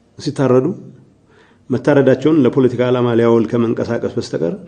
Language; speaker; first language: Amharic; non-native, local second language; Tigrinya